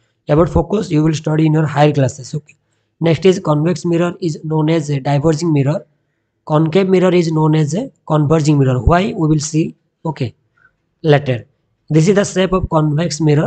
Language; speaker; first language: English; non-native, local second language; Odia